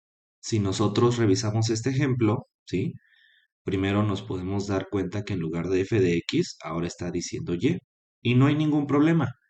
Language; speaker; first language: Spanish; native; Spanish